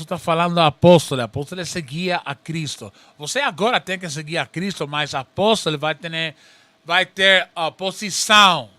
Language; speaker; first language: Portuguese; non-native, learner; Spanish